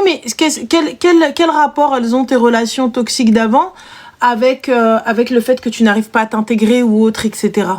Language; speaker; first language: French; early bilingual, other home language; Arabic